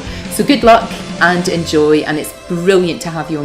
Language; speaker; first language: English; native; English